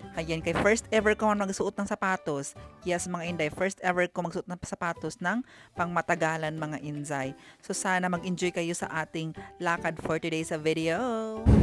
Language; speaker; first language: Filipino; non-native, local second language; Cebuano